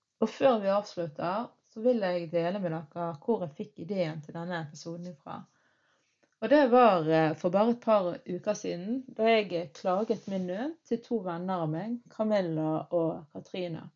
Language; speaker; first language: Norwegian; early bilingual, other home language; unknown